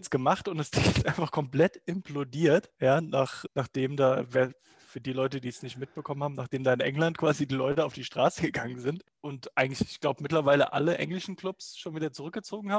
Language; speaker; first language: German; native; German